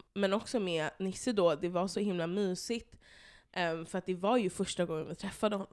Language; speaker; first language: Swedish; native; Swedish